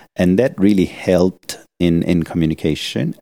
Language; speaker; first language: English; non-native, fluent; Italian